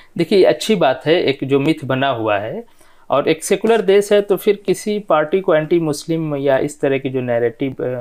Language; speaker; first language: Hindi; non-native, local second language; Bhojpuri